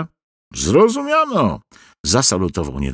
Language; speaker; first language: Polish; native; Polish